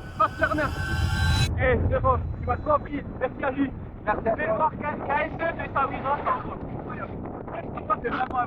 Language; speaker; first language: French; native; French